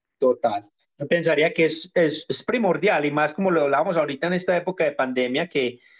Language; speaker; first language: Spanish; native; Spanish